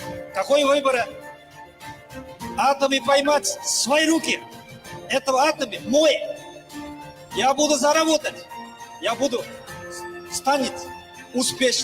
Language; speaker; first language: Russian; non-native, learner; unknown